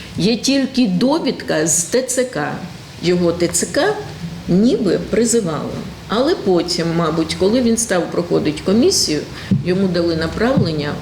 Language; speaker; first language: Ukrainian; native; Ukrainian